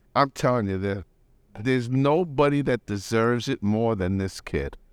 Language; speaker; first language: English; native; English